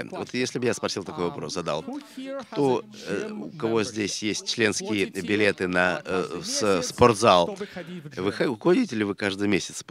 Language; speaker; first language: Russian; native; Russian